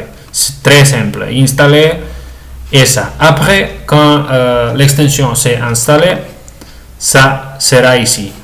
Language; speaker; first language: French; non-native, learner; Spanish